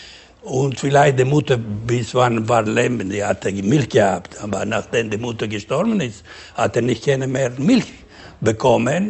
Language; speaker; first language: German; non-native, fluent; Ladino